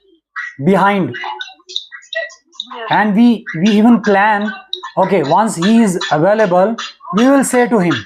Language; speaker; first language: English; non-native, local second language; Hindi